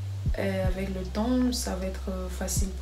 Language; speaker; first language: French; non-native, learner; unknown